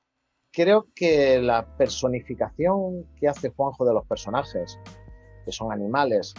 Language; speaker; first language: Spanish; native; Spanish